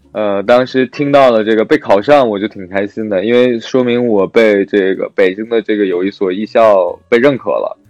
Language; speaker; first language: Chinese; non-native, local second language; Korean